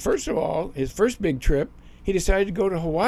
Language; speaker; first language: English; native; English